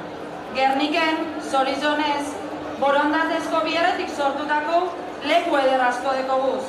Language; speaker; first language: Basque; native; Basque